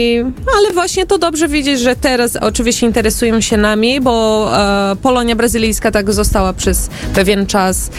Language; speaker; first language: Polish; early bilingual, heritage; Portuguese